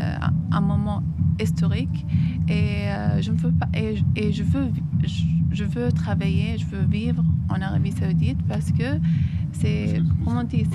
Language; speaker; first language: French; non-native, fluent; Arabic